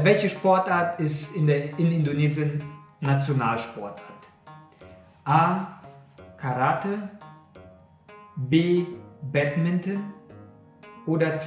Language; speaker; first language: German; non-native, fluent; Indonesian